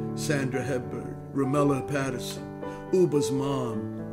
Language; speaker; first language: English; early bilingual, other home language; Spanish